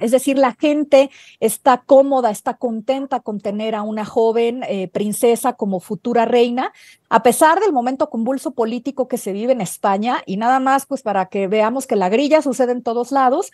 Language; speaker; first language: Spanish; native; Spanish